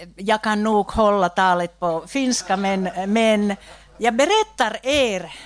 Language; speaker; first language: Swedish; non-native, local second language; Finnish